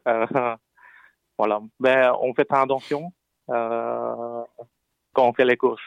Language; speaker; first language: French; non-native, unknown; Chinese